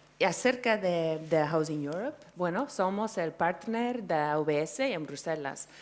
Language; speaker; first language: Spanish; non-native, fluent; English